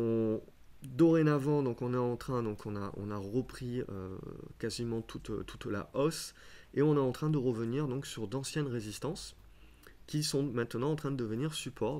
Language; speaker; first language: French; native; French